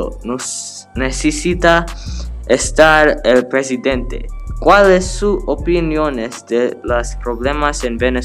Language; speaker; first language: Spanish; non-native, learner; English